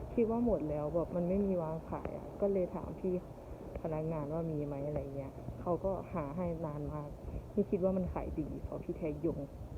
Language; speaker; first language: Thai; native; Thai